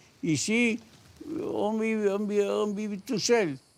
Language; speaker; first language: French; non-native, learner; Spanish